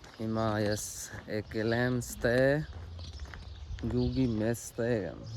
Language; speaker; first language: Armenian; non-native, learner; Hindi